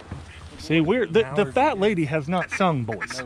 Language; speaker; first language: English; native; English